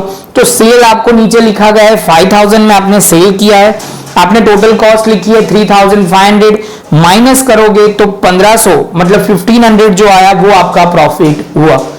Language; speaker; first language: Hindi; non-native, local second language; Gujarati